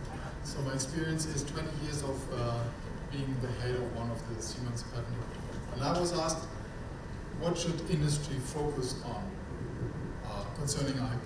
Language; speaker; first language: English; non-native, fluent; German